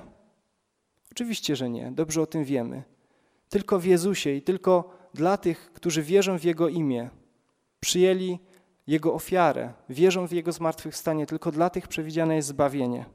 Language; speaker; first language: Polish; native; Polish